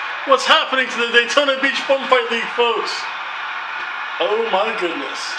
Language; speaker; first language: English; native; English